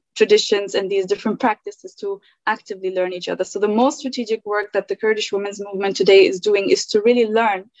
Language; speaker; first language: English; early bilingual, other home language; German